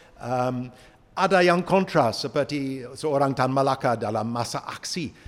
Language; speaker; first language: Malay; non-native, fluent; English